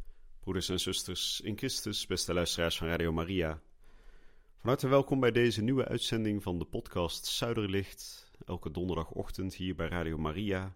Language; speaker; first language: Dutch; native; Dutch